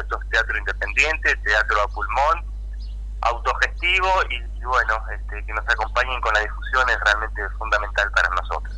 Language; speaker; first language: Spanish; native; Spanish